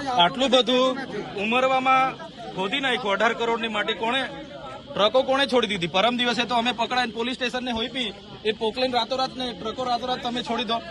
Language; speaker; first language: Gujarati; non-native, local second language; Vasavi